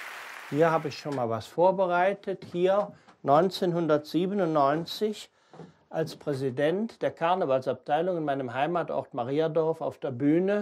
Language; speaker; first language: German; native; German